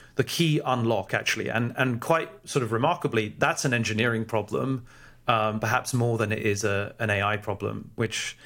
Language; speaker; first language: English; native; English